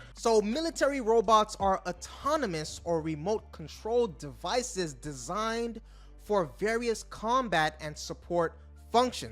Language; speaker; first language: English; native; English